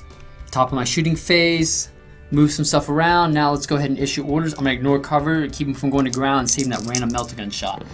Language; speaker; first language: English; native; English